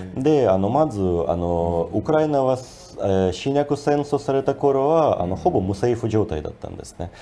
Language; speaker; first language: Japanese; non-native, fluent; Ukrainian